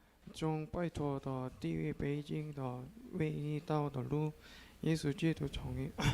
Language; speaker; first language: Chinese; non-native, learner; Korean